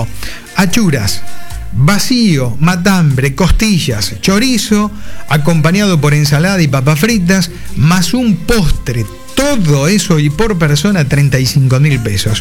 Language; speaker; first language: Spanish; native; Spanish